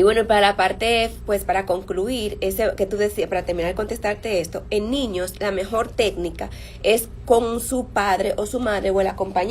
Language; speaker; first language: Spanish; native; Spanish